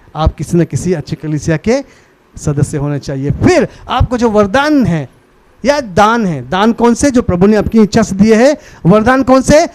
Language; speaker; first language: Hindi; non-native, local second language; Marathi